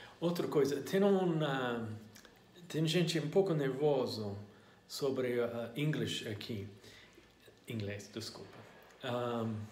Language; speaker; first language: Portuguese; non-native, learner; English